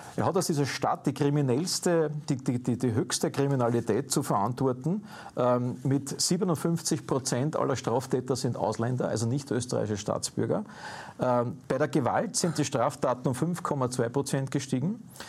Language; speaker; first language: German; native; German